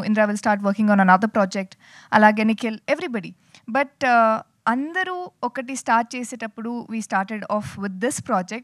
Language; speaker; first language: Telugu; non-native, fluent; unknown